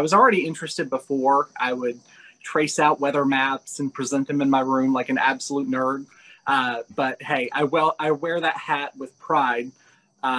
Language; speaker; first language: English; native; English